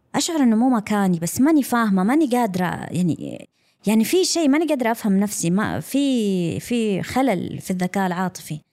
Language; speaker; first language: Arabic; non-native, local second language; English